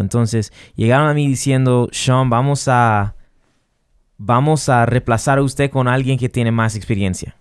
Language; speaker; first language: Spanish; non-native, fluent; English